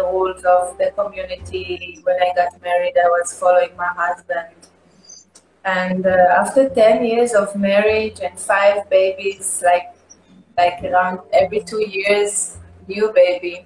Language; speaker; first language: English; non-native, learner; Hebrew